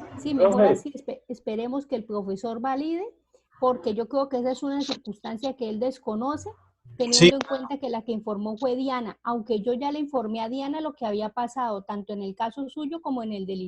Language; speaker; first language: Spanish; native; Spanish